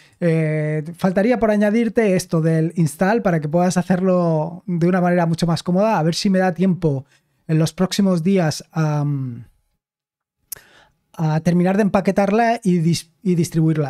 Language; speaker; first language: Spanish; native; Spanish